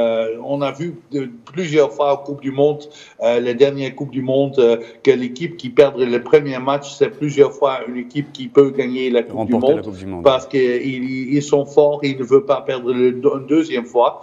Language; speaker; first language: French; non-native, fluent; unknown